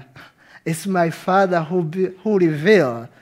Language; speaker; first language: English; non-native, local second language; Kinyarwanda